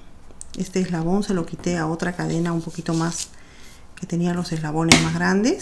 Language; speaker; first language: Spanish; native; Spanish